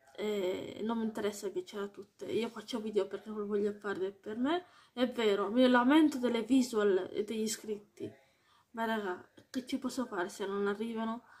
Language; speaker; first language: Italian; early bilingual, heritage; Italian